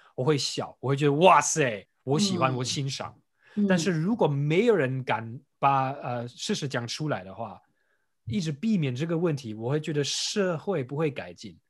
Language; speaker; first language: Chinese; non-native, fluent; German